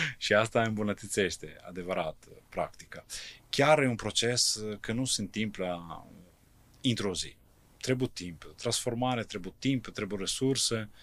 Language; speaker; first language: Romanian; non-native, fluent; Italian